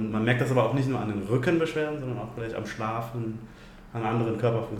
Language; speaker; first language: German; native; German